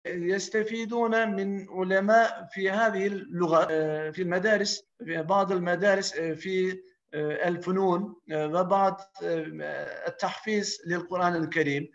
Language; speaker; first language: Arabic; non-native, fluent; Turkish